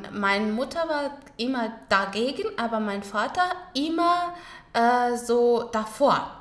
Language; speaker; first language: German; non-native, fluent; Pashto